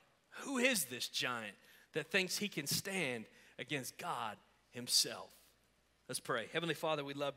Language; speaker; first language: English; native; English